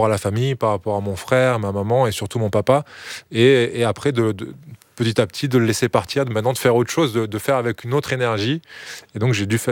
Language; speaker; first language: French; native; French